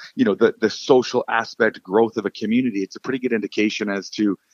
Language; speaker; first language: English; native; English